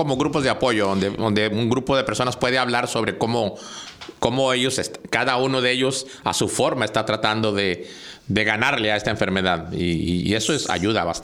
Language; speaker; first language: Spanish; native; Spanish